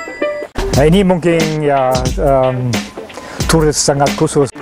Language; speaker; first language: Indonesian; non-native, fluent; German